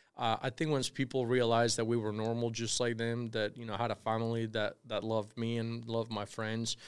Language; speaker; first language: English; non-native, fluent; Spanish